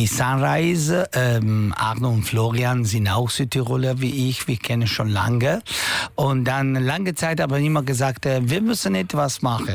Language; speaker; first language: German; non-native, local second language; Italian